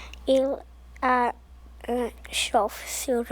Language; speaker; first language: French; non-native, local second language; English